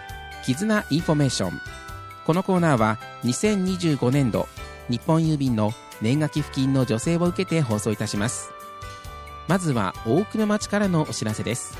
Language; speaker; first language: Japanese; native; Japanese